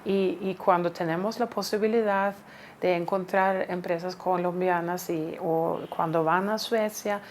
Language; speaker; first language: Spanish; non-native, fluent; Swedish